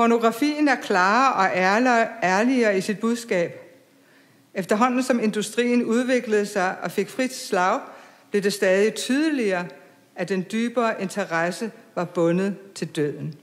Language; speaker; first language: Danish; native; Danish